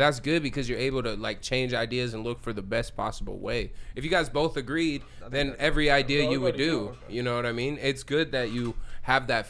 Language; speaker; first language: English; native; English